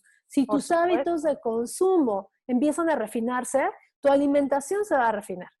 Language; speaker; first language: Spanish; native; Spanish